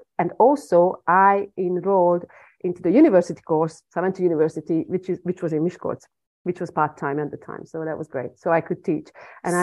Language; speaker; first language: English; non-native, fluent; Hungarian